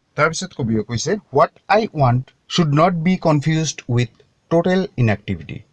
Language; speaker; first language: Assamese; native; Assamese